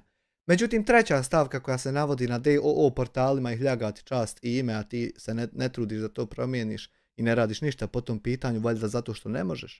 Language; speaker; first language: Bosnian; native; Bosnian